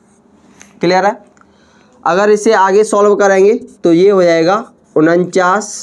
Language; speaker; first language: Hindi; native; Hindi